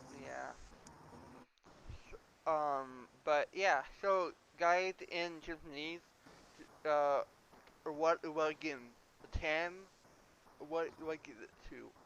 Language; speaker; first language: English; non-native, learner; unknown